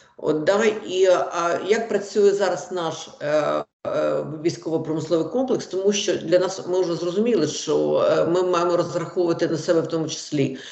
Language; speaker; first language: Ukrainian; non-native, local second language; Russian